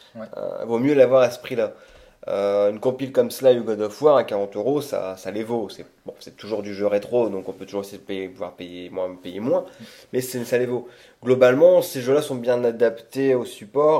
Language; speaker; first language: French; native; French